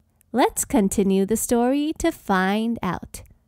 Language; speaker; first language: English; non-native, fluent; Chinese